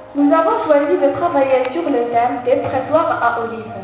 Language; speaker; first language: French; non-native, local second language; Arabic